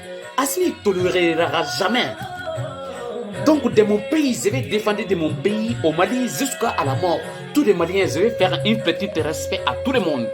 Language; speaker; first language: French; non-native, local second language; Bambara